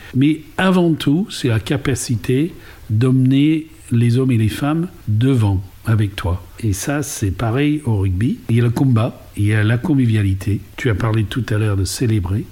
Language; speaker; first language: French; non-native, fluent; English